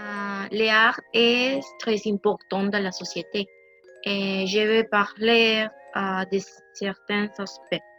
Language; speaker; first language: French; non-native, learner; Spanish